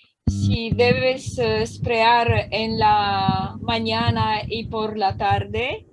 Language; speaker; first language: Spanish; non-native, learner; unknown